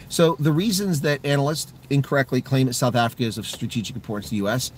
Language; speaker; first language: English; native; English